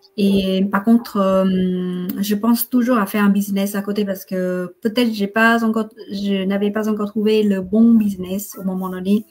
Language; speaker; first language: French; non-native, fluent; Vietnamese